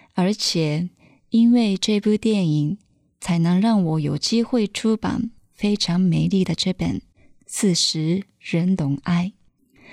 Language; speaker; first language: Chinese; non-native, fluent; Japanese